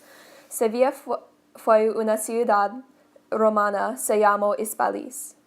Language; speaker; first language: Spanish; non-native, learner; English